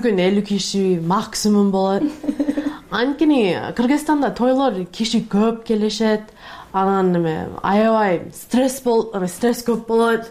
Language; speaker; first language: Kyrgyz; non-native, learner; English